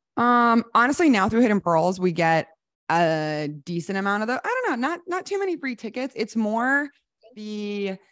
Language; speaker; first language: English; native; English